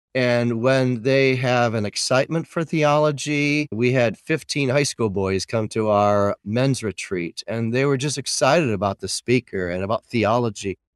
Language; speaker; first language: English; native; English